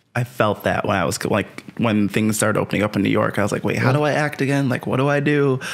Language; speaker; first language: English; native; English